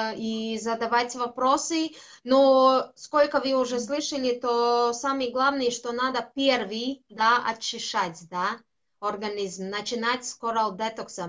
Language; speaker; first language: Russian; non-native, local second language; Latvian